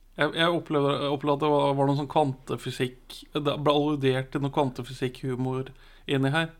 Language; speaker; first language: Norwegian; native; Norwegian